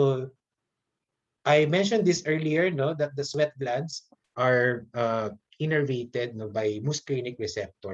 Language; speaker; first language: English; non-native, local second language; Filipino